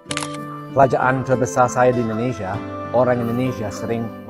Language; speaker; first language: Indonesian; non-native, fluent; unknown